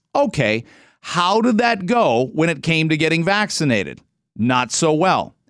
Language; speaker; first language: English; native; English